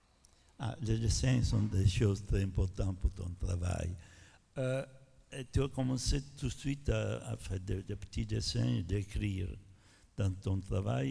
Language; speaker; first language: French; non-native, fluent; Italian